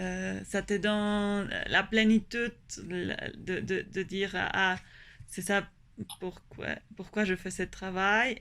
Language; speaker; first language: French; non-native, fluent; Spanish